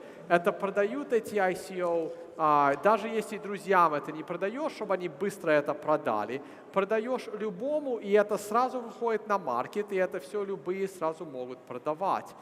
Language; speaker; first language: Russian; early bilingual, heritage; Russian